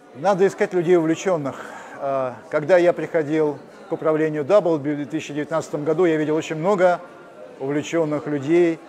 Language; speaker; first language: Russian; native; Russian